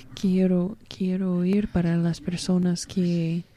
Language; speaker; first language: Spanish; non-native, learner; English